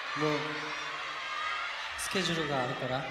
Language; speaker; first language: Japanese; non-native, learner; Korean